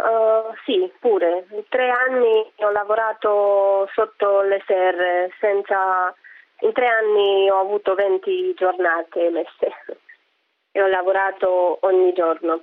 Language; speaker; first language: Italian; non-native, fluent; Romanian